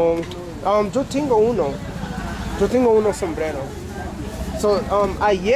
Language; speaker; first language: Spanish; non-native, learner; English